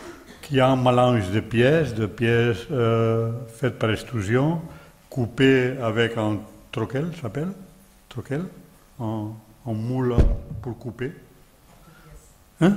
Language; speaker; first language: French; non-native, learner; Catalan